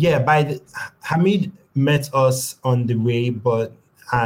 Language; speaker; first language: English; non-native, local second language; Yoruba